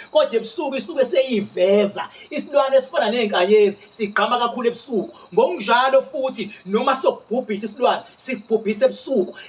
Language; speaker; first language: Zulu; native; Zulu